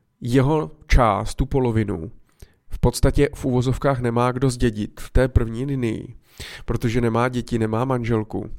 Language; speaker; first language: Czech; native; Czech